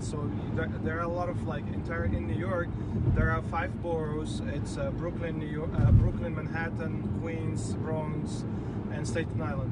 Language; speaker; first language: English; non-native, fluent; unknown